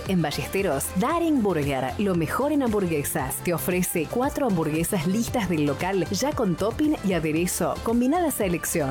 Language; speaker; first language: Spanish; native; Spanish